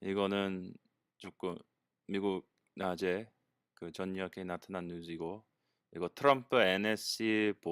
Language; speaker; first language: Korean; non-native, fluent; English